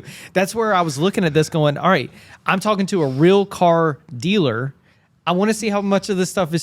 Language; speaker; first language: English; native; English